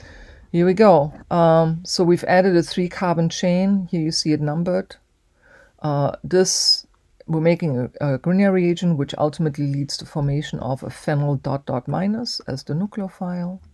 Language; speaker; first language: English; native; English